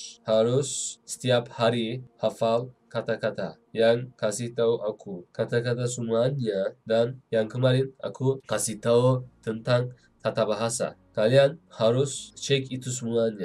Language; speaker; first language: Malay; non-native, learner; Turkish